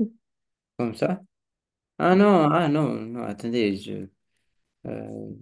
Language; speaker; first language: French; non-native, learner; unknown